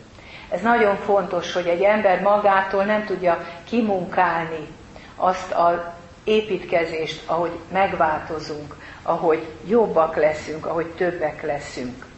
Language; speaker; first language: Hungarian; native; Hungarian